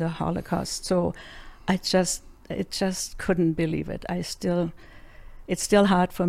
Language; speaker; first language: English; non-native, fluent; German